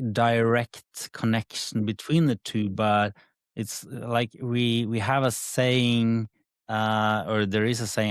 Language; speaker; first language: English; non-native, fluent; Norwegian